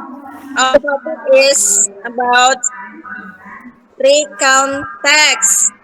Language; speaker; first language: English; non-native, learner; Indonesian